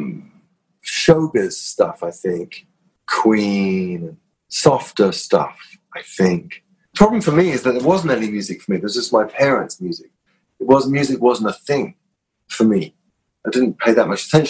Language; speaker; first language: English; native; English